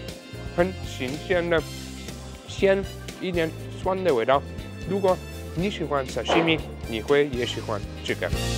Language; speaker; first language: Chinese; non-native, fluent; German